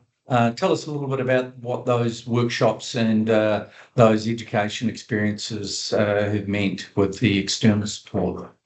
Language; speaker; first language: English; native; English